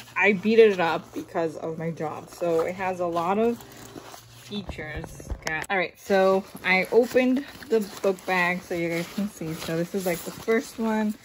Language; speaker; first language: English; native; English